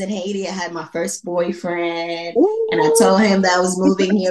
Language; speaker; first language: English; non-native, fluent; Haitian Creole